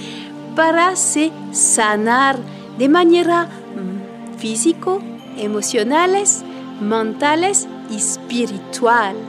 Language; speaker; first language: Spanish; non-native, learner; French